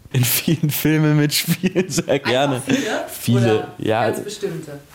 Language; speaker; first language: German; native; German